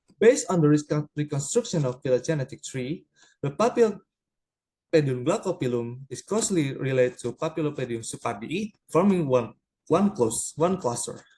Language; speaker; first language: English; non-native, learner; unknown